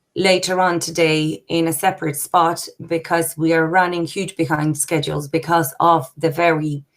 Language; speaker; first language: English; non-native, fluent; Polish